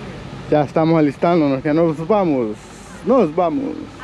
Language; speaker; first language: Spanish; native; Spanish